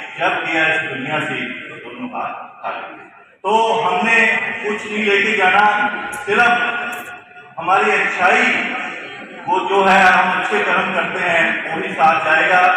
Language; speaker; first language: Hindi; non-native, local second language; Punjabi